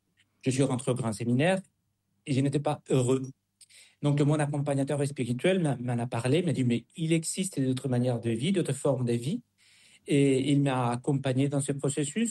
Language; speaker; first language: French; non-native, fluent; Spanish